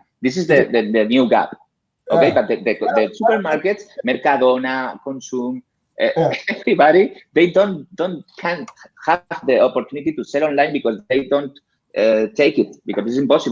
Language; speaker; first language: English; non-native, learner; Spanish